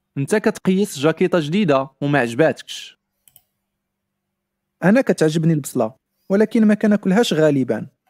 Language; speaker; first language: Arabic; non-native, learner; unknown